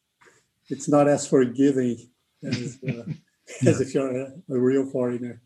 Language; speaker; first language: English; non-native, fluent; Portuguese